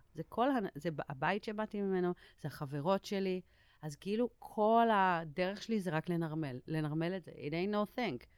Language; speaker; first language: Hebrew; native; Hebrew